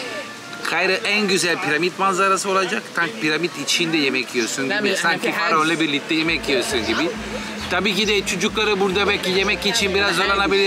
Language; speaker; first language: Turkish; non-native, fluent; Italian